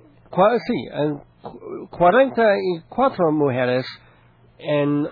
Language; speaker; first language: Spanish; non-native, learner; English